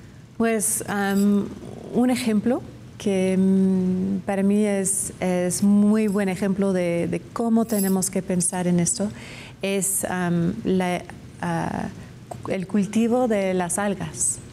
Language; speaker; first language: Spanish; non-native, fluent; English